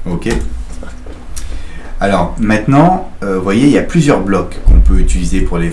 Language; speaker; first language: French; native; French